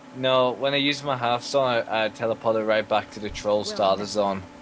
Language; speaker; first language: English; native; English